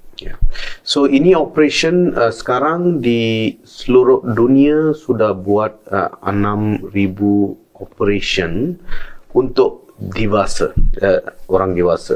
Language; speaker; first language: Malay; non-native, local second language; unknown